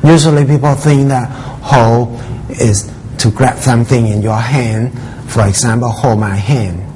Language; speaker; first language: English; non-native, fluent; Thai